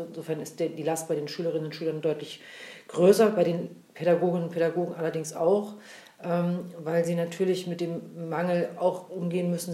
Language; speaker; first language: German; native; German